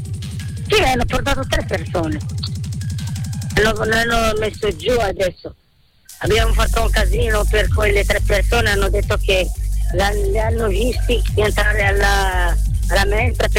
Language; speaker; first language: Italian; non-native, learner; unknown